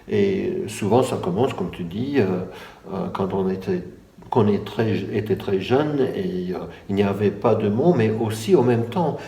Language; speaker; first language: French; non-native, fluent; English